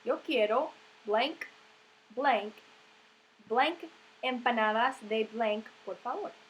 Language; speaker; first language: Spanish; non-native, fluent; English